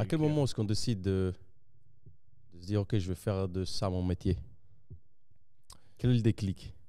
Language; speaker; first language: French; native; French